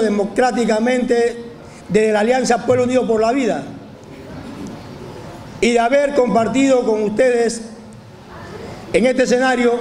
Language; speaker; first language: Spanish; native; Spanish